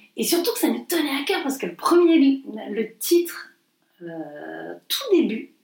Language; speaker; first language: French; native; French